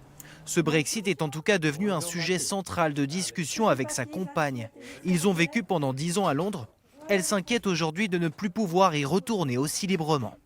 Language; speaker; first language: French; native; French